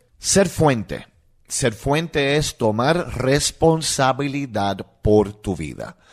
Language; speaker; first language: Spanish; non-native, local second language; English